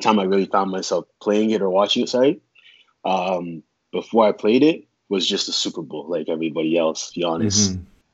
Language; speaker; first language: English; native; English